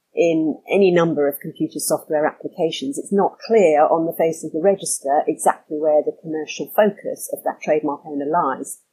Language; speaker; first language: English; native; English